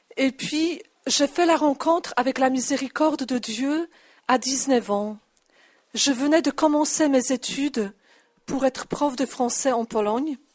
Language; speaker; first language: French; non-native, fluent; Polish